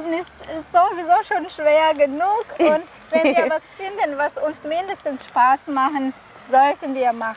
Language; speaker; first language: German; non-native, fluent; Kinyarwanda